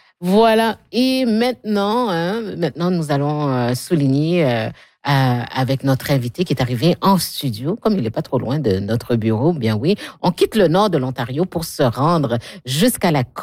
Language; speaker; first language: French; native; French